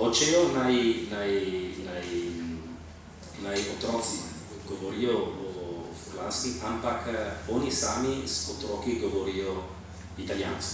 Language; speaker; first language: Slovenian; non-native, fluent; Italian